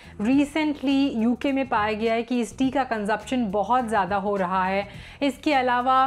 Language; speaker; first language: Hindi; native; Hindi